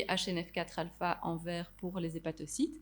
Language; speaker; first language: French; native; French